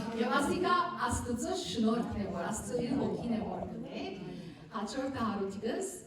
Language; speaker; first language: Armenian; early bilingual, heritage; Armenian